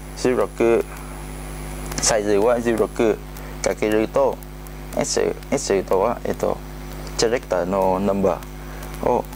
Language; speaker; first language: Japanese; non-native, learner; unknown